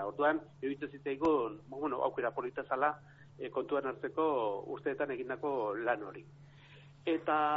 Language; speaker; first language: Basque; native; Basque